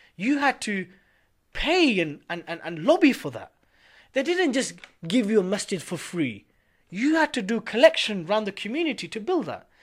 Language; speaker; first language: English; native; English